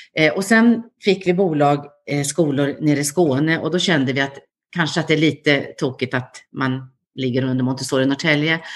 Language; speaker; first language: Swedish; native; Swedish